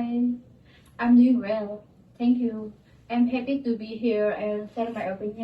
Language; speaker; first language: English; non-native, learner; Indonesian